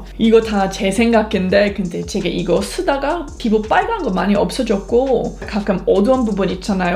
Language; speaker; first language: Korean; non-native, fluent; English